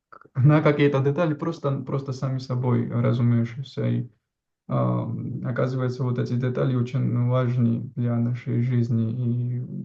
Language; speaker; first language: Russian; non-native, fluent; Georgian